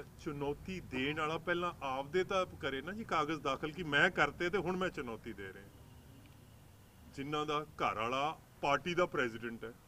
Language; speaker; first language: Punjabi; native; Punjabi